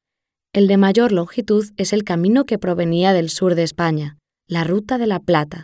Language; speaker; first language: Spanish; native; Spanish